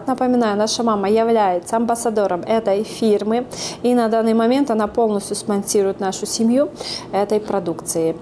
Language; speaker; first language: Russian; native; Russian